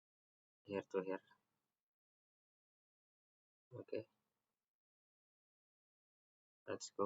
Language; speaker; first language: English; non-native, learner; Indonesian